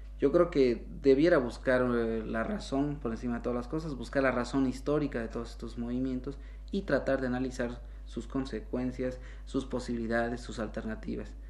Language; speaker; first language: Spanish; native; Spanish